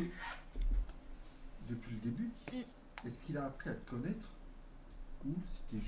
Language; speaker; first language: French; native; French